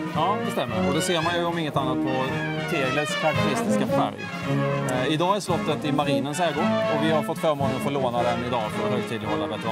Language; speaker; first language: Swedish; native; Swedish